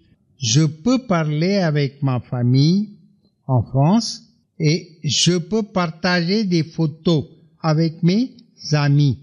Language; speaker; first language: French; non-native, fluent; Tamil